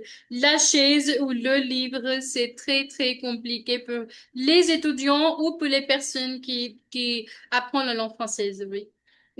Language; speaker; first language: French; non-native, learner; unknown